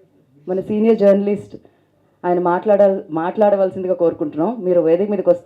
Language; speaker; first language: Telugu; native; Telugu